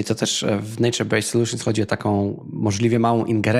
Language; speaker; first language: Polish; native; Polish